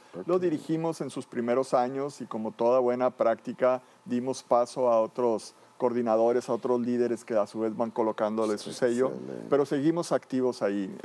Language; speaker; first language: Spanish; native; Spanish